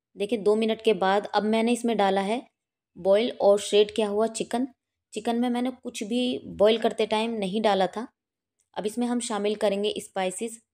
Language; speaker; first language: Hindi; native; Hindi